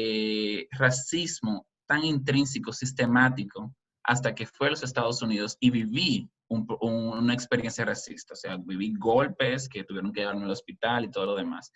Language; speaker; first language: Spanish; native; Spanish